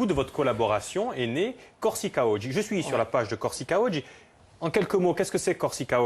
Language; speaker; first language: French; native; French